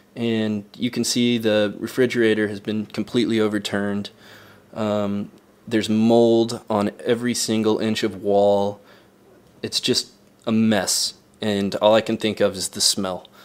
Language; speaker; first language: English; native; English